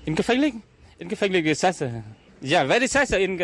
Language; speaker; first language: German; non-native, learner; Vietnamese